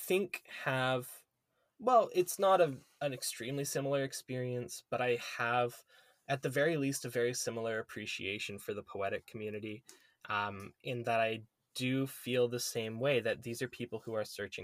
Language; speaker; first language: English; native; English